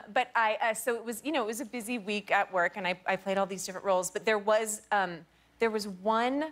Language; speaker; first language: English; native; English